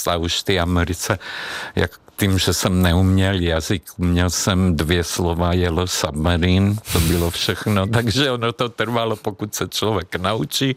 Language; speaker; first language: Czech; non-native, fluent; Hungarian